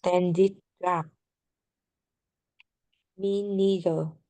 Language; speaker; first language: English; non-native, learner; Vietnamese